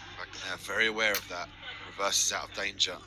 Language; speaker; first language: English; native; English